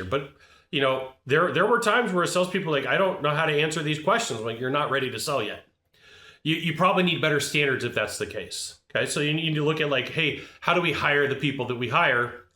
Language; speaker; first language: English; native; English